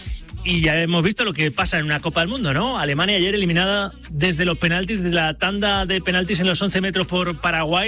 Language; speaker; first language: Spanish; native; Spanish